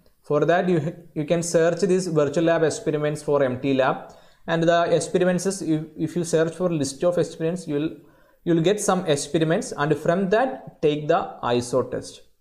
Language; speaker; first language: English; non-native, local second language; Malayalam